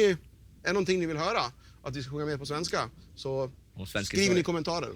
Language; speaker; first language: Swedish; native; Swedish